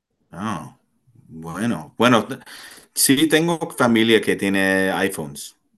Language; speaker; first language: Spanish; non-native, fluent; English